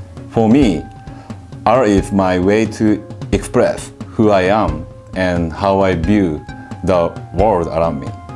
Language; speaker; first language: English; non-native, fluent; Japanese